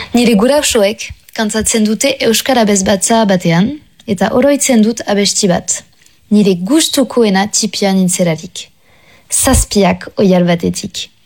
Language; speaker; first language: Basque; non-native, local second language; French